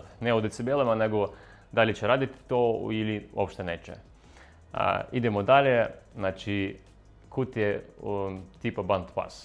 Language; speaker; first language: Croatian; non-native, fluent; Russian